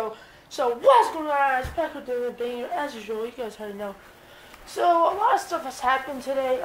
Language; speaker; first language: English; native; English